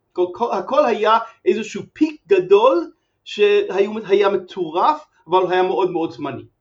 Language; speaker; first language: Hebrew; non-native, fluent; English